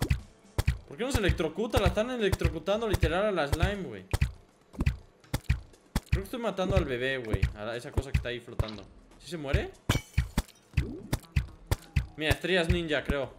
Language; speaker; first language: Spanish; native; Spanish